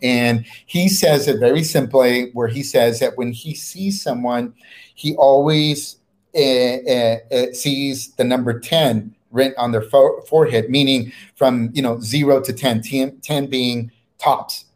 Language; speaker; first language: English; native; English